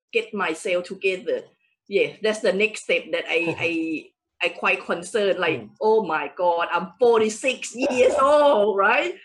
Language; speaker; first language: English; non-native, fluent; Thai